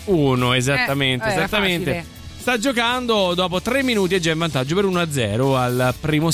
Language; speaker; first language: Italian; native; Italian